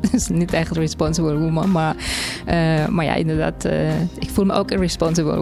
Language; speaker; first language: Dutch; non-native, fluent; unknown